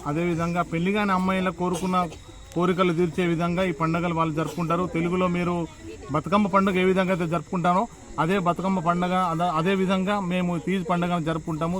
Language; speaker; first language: Telugu; non-native, local second language; Lambadi